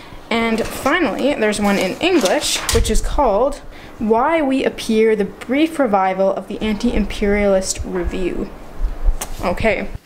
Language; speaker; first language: English; native; English